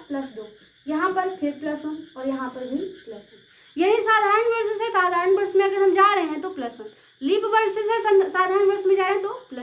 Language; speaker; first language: Hindi; native; Hindi